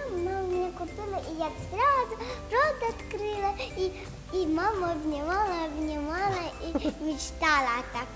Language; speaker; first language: Russian; non-native, learner; Tajik